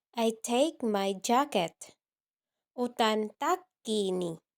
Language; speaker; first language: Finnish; non-native, learner; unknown